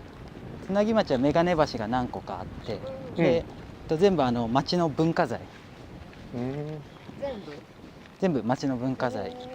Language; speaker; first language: Japanese; native; Japanese